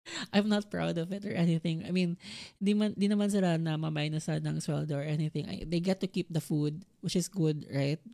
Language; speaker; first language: English; non-native, local second language; Filipino